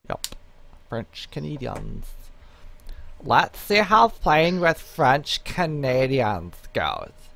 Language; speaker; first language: English; native; English